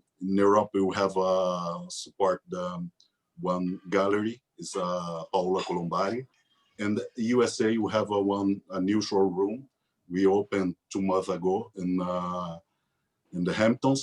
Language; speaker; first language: English; non-native, learner; Portuguese